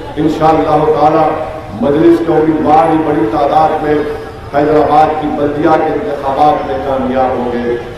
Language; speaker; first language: Urdu; native; Urdu